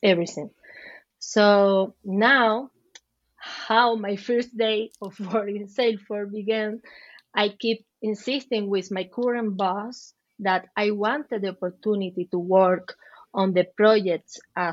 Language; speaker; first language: English; non-native, learner; Spanish